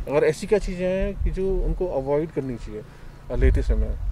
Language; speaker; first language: Hindi; native; Hindi